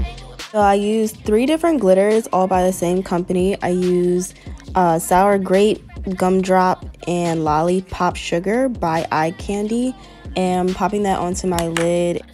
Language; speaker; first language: English; native; English